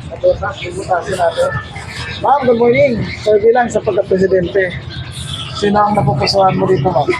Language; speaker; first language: Filipino; native; Filipino